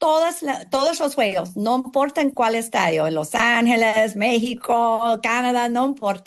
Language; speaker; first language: Spanish; non-native, fluent; English